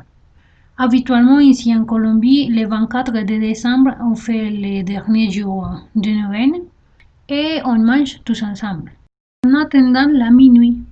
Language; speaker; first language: French; non-native, learner; Spanish